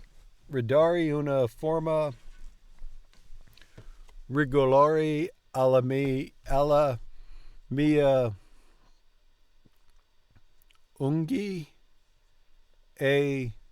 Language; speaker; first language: Italian; non-native, learner; English